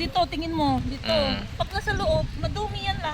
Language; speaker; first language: Filipino; non-native, learner; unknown